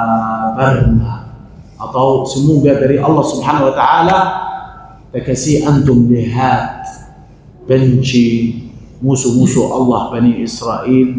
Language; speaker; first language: Indonesian; non-native, fluent; Arabic